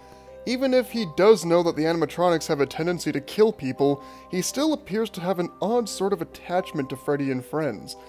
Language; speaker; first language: English; native; English